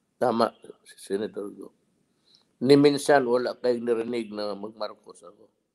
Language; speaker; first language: Filipino; non-native, local second language; Cebuano